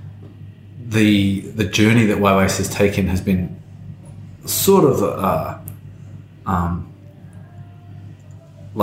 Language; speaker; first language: English; native; English